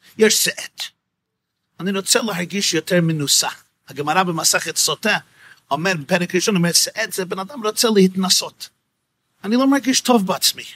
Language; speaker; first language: Hebrew; non-native, fluent; English